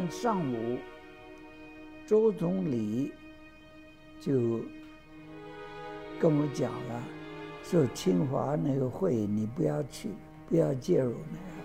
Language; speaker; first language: Chinese; non-native, fluent; English